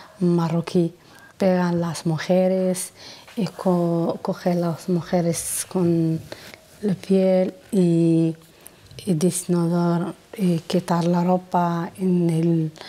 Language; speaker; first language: Spanish; non-native, learner; Arabic